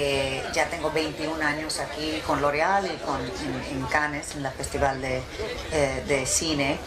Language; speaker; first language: Spanish; early bilingual, heritage; English